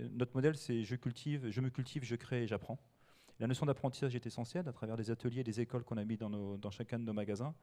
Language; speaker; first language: French; native; French